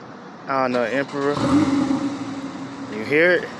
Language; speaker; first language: English; native; English